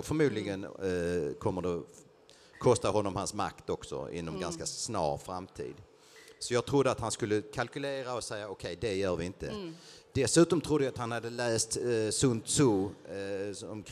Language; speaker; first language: Swedish; native; Swedish